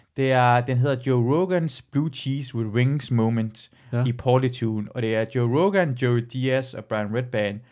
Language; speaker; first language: Danish; early bilingual, other home language; Persian